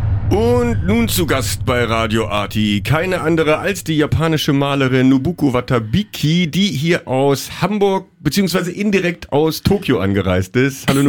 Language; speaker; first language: German; native; German